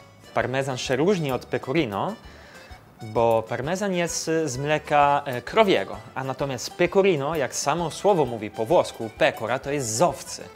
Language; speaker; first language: Polish; non-native, fluent; Italian